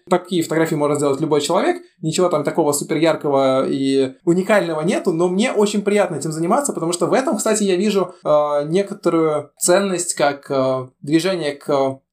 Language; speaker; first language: Russian; native; Russian